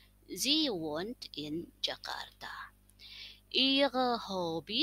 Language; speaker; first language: German; non-native, fluent; Indonesian